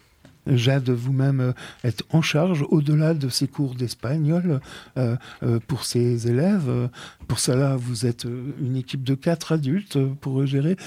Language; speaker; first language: French; native; French